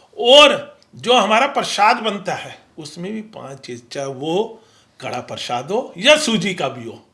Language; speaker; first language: Hindi; non-native, local second language; Punjabi